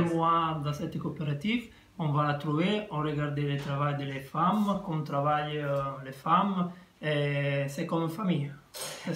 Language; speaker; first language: French; non-native, fluent; Italian